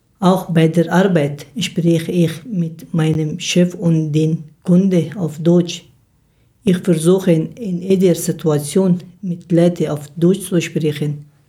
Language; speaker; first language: German; non-native, learner; Persian